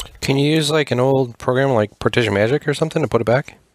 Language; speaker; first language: English; native; English